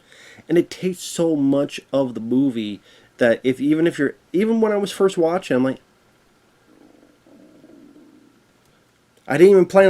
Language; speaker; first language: English; native; English